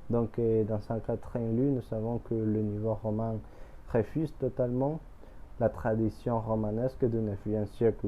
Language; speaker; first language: French; non-native, learner; Spanish